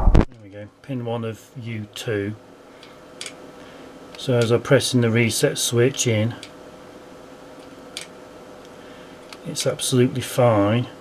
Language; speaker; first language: English; native; English